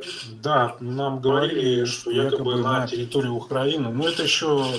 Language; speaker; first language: Russian; native; Russian